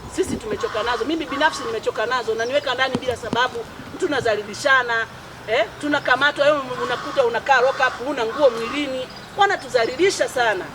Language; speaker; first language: Swahili; native; Swahili